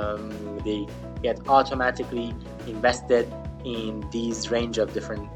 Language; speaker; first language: English; non-native, fluent; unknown